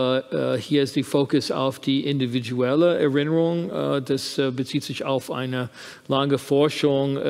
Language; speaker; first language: German; non-native, fluent; English